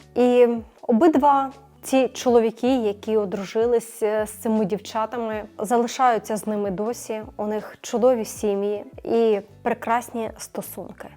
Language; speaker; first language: Ukrainian; non-native, local second language; Russian